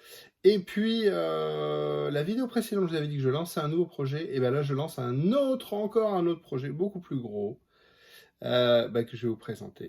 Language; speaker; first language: French; native; French